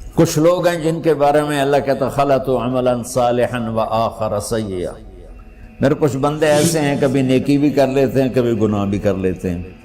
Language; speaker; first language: Urdu; non-native, local second language; Punjabi